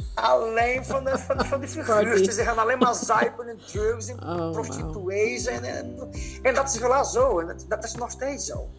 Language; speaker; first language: Dutch; non-native, fluent; Portuguese